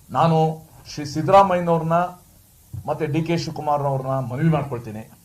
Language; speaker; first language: Kannada; native; Kannada